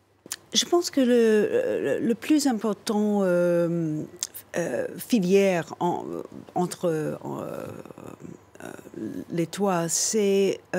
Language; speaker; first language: French; non-native, fluent; English